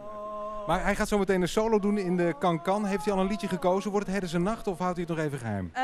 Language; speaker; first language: Dutch; native; Dutch